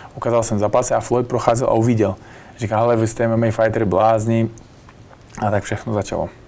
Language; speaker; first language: Czech; non-native, fluent; Uzbek